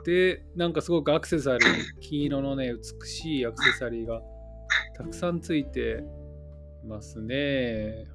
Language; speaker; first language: Japanese; native; Japanese